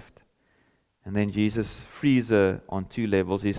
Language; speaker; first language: English; non-native, local second language; Afrikaans